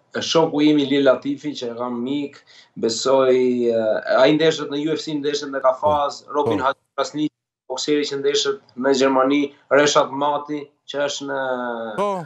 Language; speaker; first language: Albanian; native; Albanian